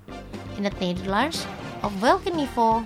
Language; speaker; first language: Dutch; non-native, learner; Indonesian